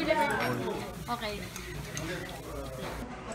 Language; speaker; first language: English; non-native, local second language; Filipino